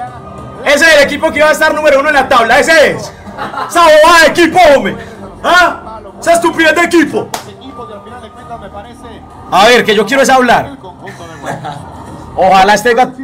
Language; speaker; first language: Spanish; native; Spanish